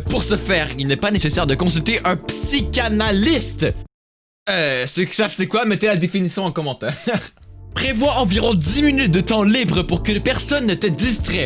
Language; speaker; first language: French; native; French